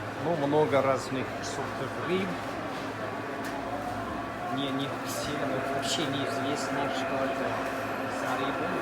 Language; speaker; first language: Russian; non-native, fluent; English